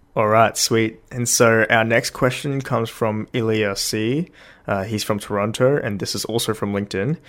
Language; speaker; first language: English; native; English